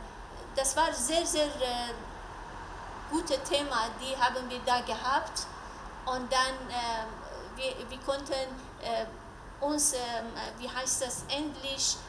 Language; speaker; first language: German; non-native, learner; Persian